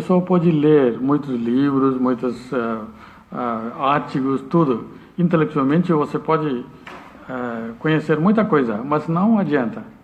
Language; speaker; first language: Portuguese; non-native, learner; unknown